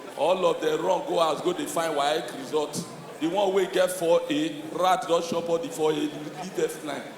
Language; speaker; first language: Nigerian Pidgin; native; Nigerian Pidgin